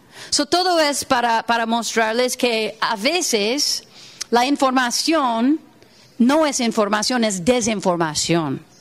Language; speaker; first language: Spanish; non-native, fluent; English